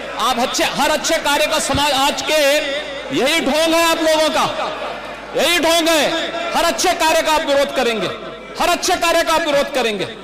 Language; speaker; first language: Hindi; native; Hindi